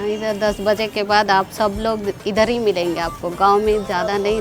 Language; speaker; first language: Hindi; non-native, local second language; Kannada